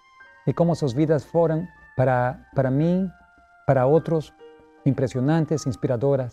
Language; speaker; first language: Portuguese; non-native, learner; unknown